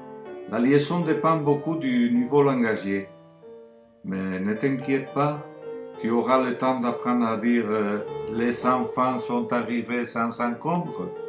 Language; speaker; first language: French; non-native, learner; Spanish